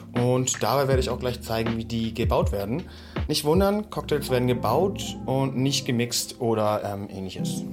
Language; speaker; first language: German; native; German